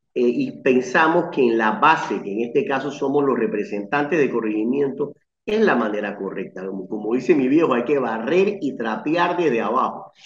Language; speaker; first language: Spanish; native; Spanish